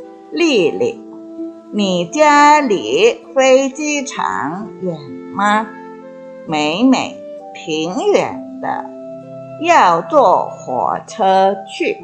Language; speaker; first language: Chinese; non-native, fluent; Indonesian